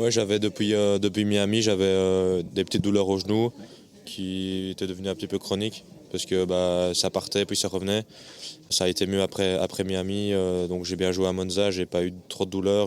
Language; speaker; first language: French; native; French